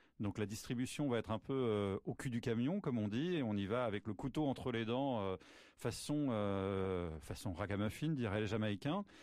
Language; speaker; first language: French; native; French